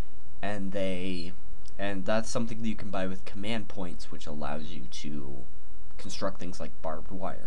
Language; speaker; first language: English; native; English